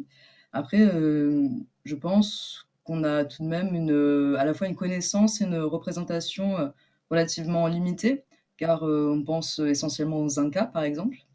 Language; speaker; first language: French; native; French